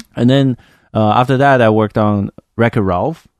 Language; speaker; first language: English; non-native, fluent; Chinese